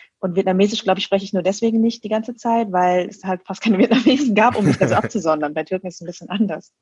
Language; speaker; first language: German; early bilingual, other home language; Vietnamese